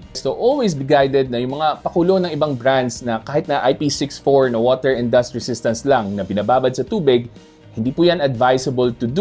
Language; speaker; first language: Filipino; native; Filipino